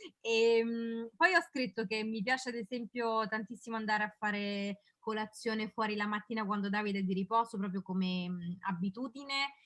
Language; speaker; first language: Italian; native; Italian